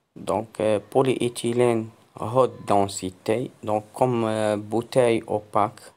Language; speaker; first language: French; non-native, local second language; Arabic